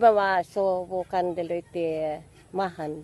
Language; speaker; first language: German; non-native, learner; Waray